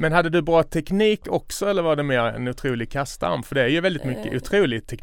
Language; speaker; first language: Swedish; native; Swedish